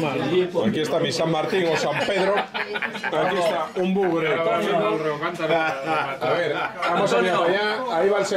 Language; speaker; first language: Spanish; native; Spanish